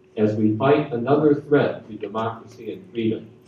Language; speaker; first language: English; native; English